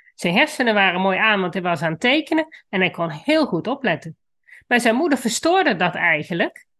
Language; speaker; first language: Dutch; native; Dutch